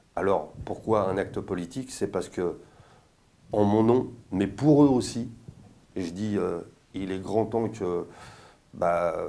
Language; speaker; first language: French; native; French